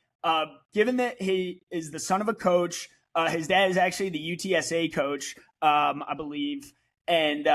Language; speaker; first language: English; native; English